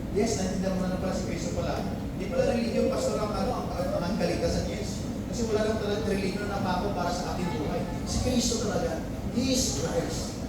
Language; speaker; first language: Filipino; non-native, local second language; Iloko